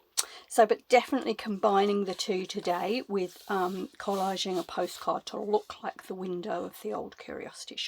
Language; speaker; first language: English; native; English